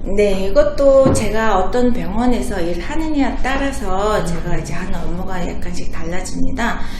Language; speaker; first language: Korean; non-native, fluent; Mongolian